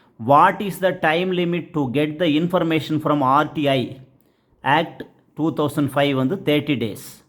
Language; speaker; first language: English; non-native, local second language; Tamil